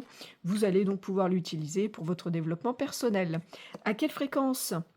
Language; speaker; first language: French; native; French